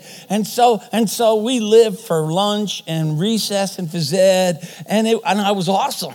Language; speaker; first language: English; non-native, fluent; German